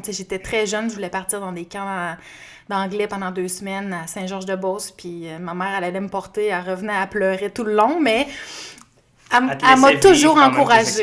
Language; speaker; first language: French; native; French